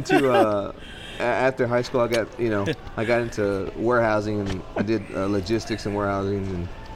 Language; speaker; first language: English; native; English